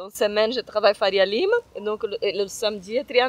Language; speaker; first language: French; non-native, fluent; Portuguese